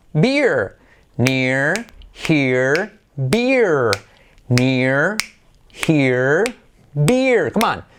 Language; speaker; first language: English; non-native, fluent; Spanish